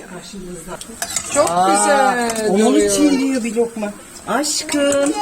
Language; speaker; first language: Turkish; non-native, fluent; Dutch